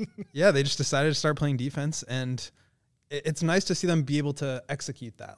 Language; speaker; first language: English; native; English